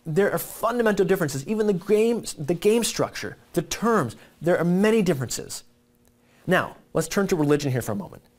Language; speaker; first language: English; native; English